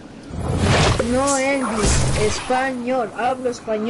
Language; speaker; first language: Spanish; native; Spanish